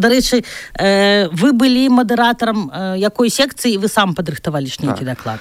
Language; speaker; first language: Belarusian; non-native, local second language; Russian